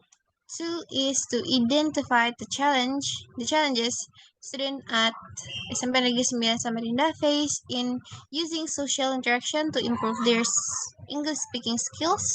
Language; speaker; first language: English; non-native, learner; Indonesian